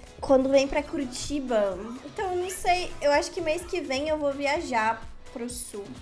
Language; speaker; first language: Portuguese; native; Portuguese